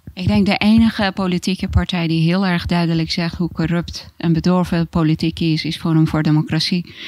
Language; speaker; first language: Dutch; non-native, fluent; Persian